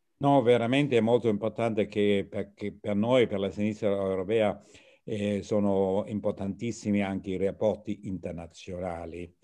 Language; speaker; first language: Italian; non-native, fluent; German